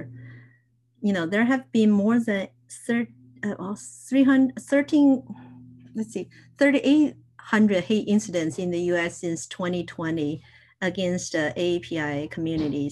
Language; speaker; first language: English; non-native, fluent; Chinese